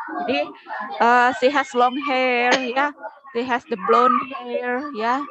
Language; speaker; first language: English; non-native, learner; Indonesian